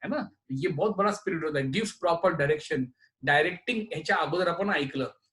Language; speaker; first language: Hindi; non-native, local second language; Marathi